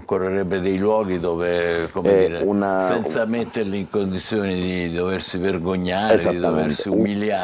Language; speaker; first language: Italian; native; Italian